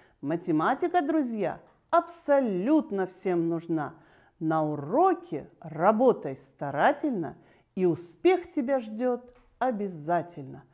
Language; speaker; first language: Russian; native; Russian